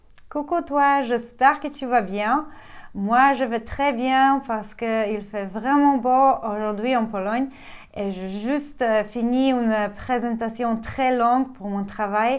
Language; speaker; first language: French; non-native, fluent; Polish